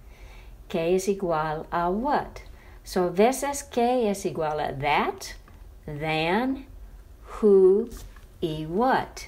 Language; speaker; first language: Spanish; non-native, fluent; English